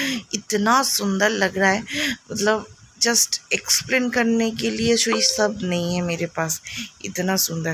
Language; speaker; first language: Hindi; non-native, local second language; Bangla